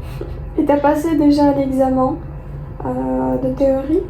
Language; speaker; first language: French; non-native, fluent; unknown